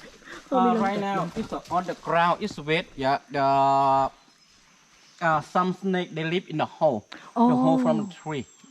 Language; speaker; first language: English; non-native, learner; Thai